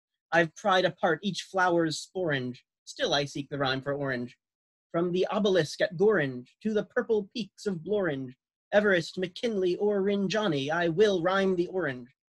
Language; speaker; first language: English; native; English